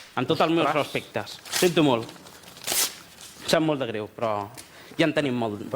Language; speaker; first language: Catalan; early bilingual, other home language; Spanish